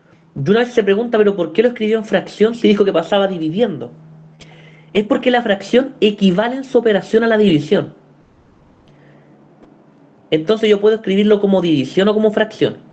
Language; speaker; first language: Spanish; native; Spanish